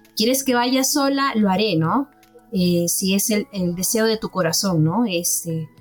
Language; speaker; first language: Spanish; native; Spanish